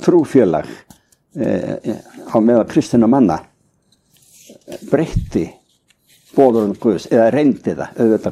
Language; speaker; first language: Icelandic; native; Icelandic